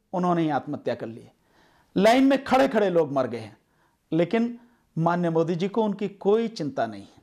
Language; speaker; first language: Hindi; native; Hindi